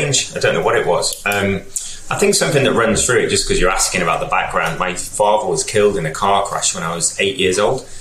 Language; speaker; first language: English; native; English